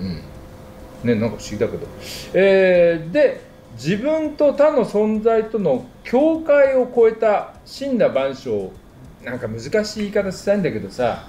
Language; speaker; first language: Japanese; native; Japanese